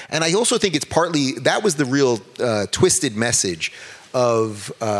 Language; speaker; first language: English; native; English